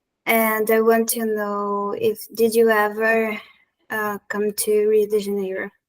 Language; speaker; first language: English; non-native, learner; Portuguese